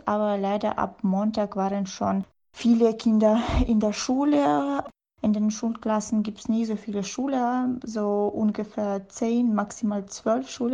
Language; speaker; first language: German; non-native, fluent; Russian